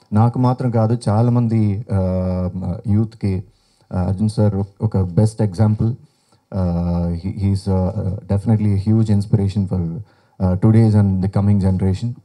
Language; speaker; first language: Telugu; non-native, fluent; Tamil